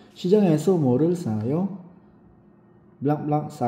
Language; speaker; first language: Korean; non-native, fluent; Filipino